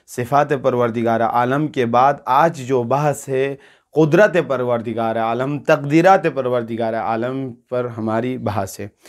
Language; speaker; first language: Urdu; non-native, local second language; Balti